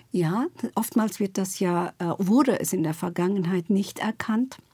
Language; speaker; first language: German; native; German